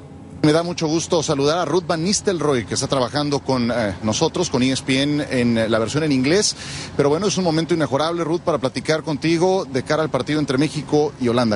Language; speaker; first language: Spanish; native; Spanish